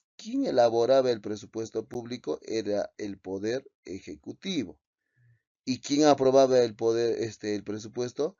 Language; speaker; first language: Spanish; native; Spanish